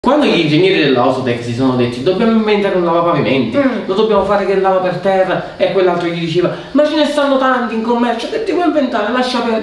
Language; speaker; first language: Italian; native; Italian